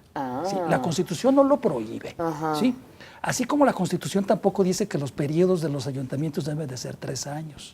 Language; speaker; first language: Spanish; native; Spanish